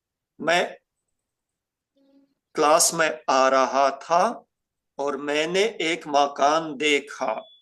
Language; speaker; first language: Hindi; non-native, fluent; Ukrainian